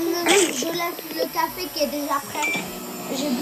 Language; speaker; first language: French; early bilingual, other home language; Portuguese